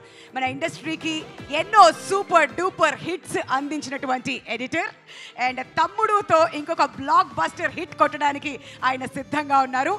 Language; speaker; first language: Telugu; native; Telugu